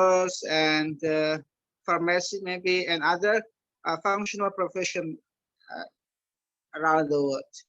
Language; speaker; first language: English; non-native, learner; Indonesian